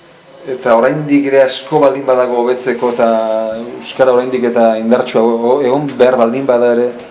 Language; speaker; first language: Basque; non-native, local second language; Spanish